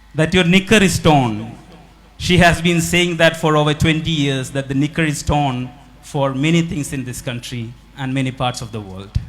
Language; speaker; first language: English; non-native, local second language; Malayalam